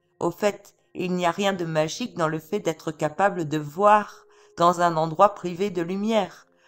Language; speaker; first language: French; native; French